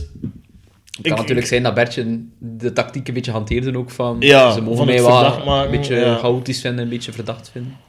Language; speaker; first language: Dutch; native; Dutch